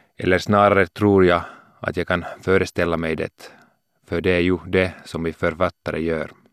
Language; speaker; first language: Swedish; non-native, local second language; Finnish